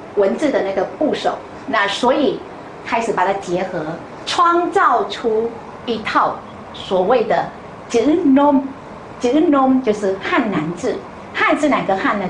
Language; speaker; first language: Chinese; non-native, fluent; Vietnamese